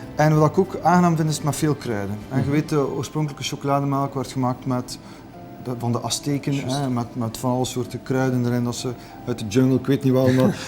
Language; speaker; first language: Dutch; native; Dutch